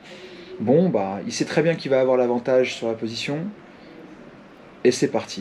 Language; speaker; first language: French; native; French